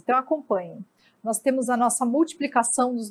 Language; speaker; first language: Portuguese; native; Portuguese